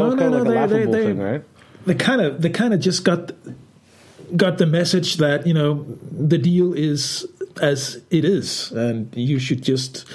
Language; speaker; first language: English; non-native, fluent; Danish